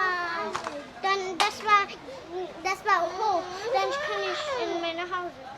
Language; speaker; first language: German; early bilingual, heritage; Amharic